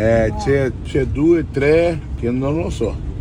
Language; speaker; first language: Italian; non-native, learner; Portuguese